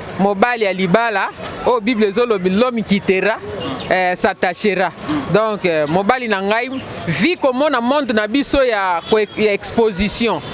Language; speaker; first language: Lingala; non-native, local second language; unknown